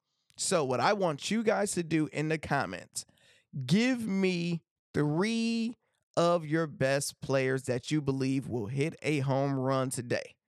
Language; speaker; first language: English; native; English